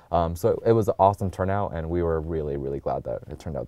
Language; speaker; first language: English; native; English